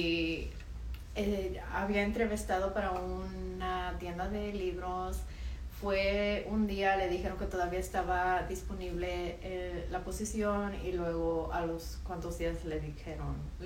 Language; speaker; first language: Spanish; early bilingual, heritage; Spanish